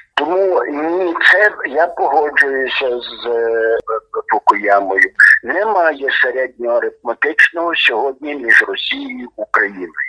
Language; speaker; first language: Ukrainian; native; Ukrainian